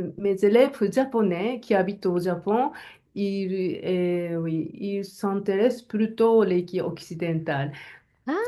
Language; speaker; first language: French; non-native, learner; Japanese